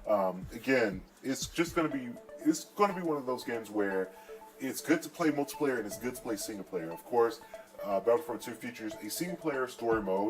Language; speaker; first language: English; native; English